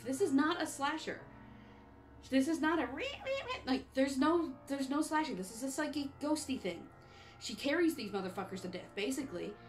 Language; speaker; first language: English; native; English